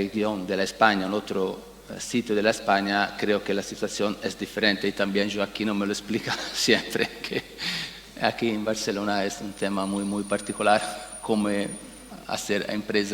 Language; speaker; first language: Spanish; non-native, learner; Italian